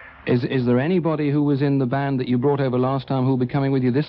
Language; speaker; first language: English; native; English